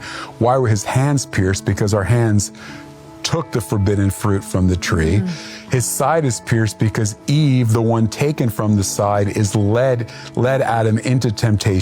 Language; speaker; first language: English; native; English